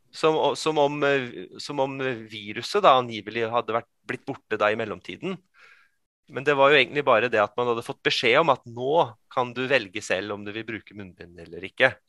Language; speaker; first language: Norwegian; early bilingual, other home language; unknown